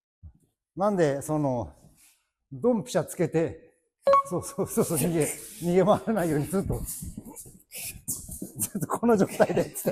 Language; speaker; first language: Japanese; native; Japanese